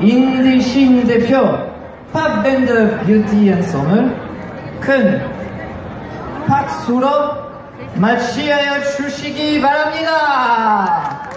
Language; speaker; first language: Korean; non-native, fluent; French